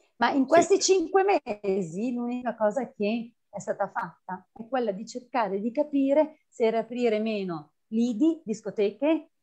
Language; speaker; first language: Italian; native; Italian